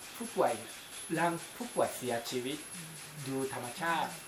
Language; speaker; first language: Thai; non-native, learner; Japanese